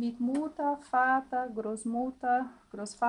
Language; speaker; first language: German; non-native, learner; Portuguese